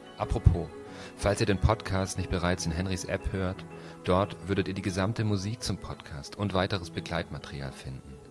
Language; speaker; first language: German; native; German